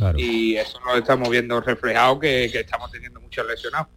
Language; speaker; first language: Spanish; native; Spanish